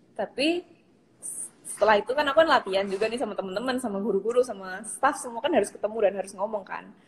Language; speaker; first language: Indonesian; native; Indonesian